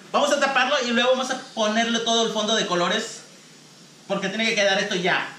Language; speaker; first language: Spanish; native; Spanish